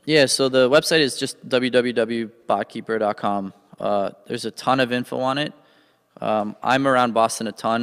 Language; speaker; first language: English; native; English